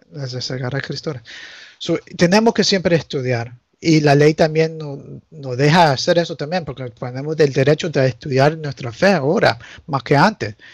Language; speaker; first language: Spanish; early bilingual, heritage; Spanish